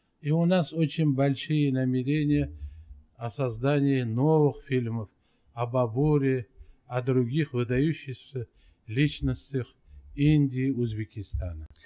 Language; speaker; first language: Russian; non-native, local second language; Uzbek